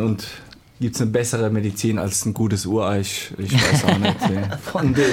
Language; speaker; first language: German; native; German